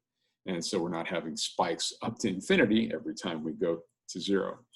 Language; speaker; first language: English; native; English